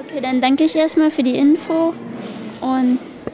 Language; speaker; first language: German; native; German